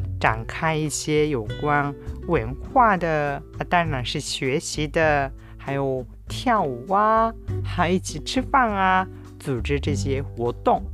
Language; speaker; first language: Chinese; non-native, fluent; Japanese